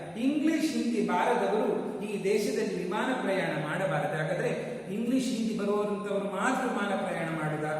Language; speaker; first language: Kannada; native; Kannada